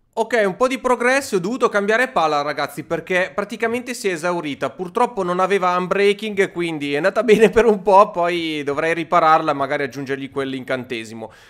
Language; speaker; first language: Italian; native; Italian